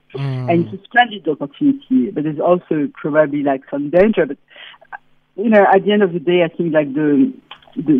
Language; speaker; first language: English; non-native, fluent; French